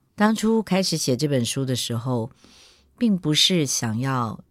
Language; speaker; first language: Chinese; native; Chinese